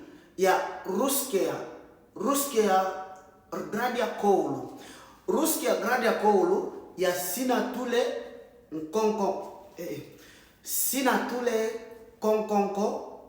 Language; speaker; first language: Finnish; non-native, learner; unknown